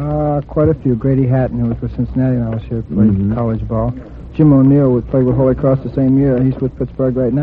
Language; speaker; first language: English; native; English